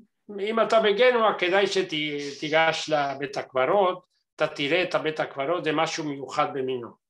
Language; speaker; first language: Hebrew; non-native, fluent; Spanish